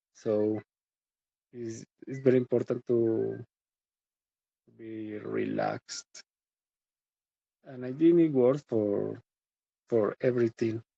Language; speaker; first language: English; non-native, learner; Spanish